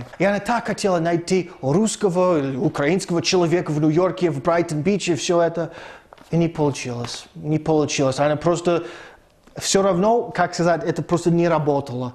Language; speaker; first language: Russian; non-native, fluent; English